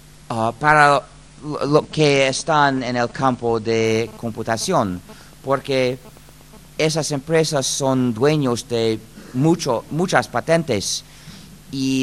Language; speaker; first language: Spanish; non-native, fluent; English